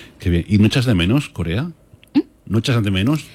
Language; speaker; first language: Spanish; native; Spanish